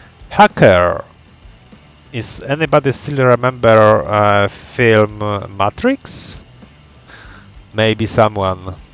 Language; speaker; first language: English; non-native, learner; Polish